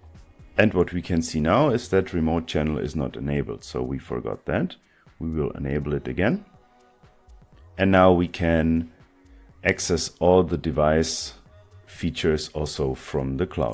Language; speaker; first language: English; non-native, fluent; German